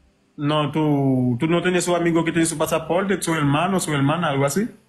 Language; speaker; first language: Spanish; non-native, learner; Haitian Creole